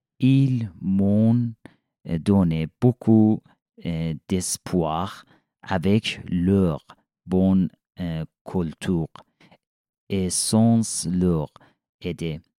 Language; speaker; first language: French; non-native, learner; Persian